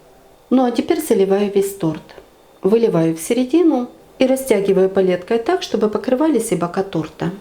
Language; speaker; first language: Russian; native; Russian